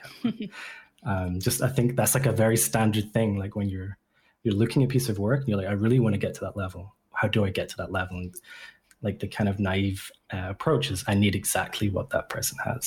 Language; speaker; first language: English; native; English